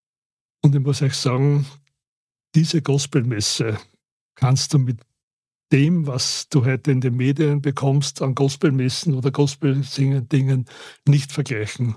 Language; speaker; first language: German; native; German